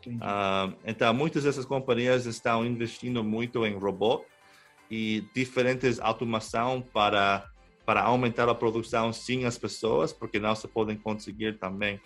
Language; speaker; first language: Portuguese; non-native, fluent; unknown